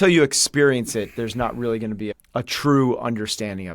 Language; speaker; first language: English; native; English